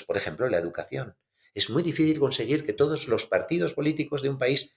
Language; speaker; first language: Spanish; native; Spanish